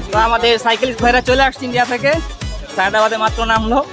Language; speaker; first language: Bangla; native; Bangla